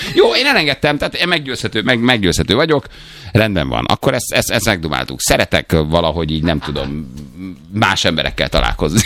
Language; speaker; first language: Hungarian; native; Hungarian